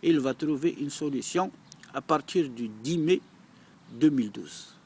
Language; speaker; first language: French; non-native, local second language; Arabic